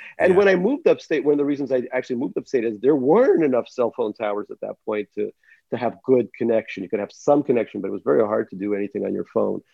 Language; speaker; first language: English; early bilingual, other home language; Russian